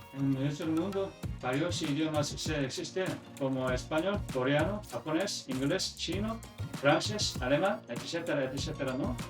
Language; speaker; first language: Spanish; non-native, learner; Korean